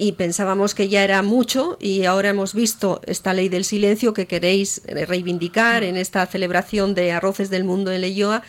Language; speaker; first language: Spanish; native; Spanish